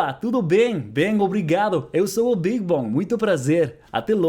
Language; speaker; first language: Portuguese; non-native, learner; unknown